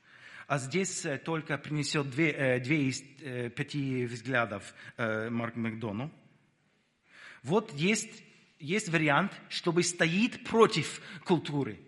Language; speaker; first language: Russian; non-native, fluent; English